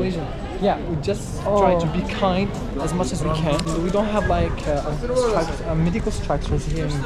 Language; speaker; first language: English; non-native, fluent; Arabic